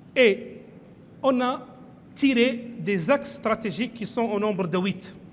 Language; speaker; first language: French; non-native, local second language; Arabic